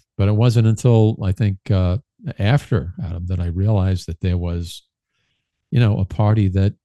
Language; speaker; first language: English; native; English